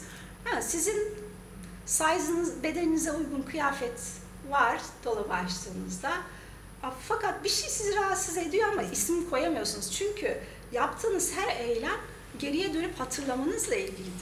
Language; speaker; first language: Turkish; native; Turkish